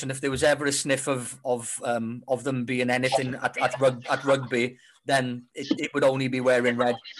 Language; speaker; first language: English; native; English